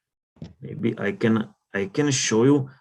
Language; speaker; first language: English; non-native, learner; Czech